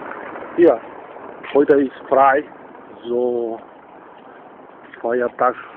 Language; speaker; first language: German; non-native, learner; Spanish